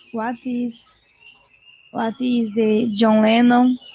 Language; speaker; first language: English; non-native, learner; Portuguese